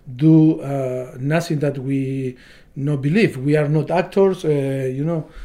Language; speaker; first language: English; non-native, learner; Spanish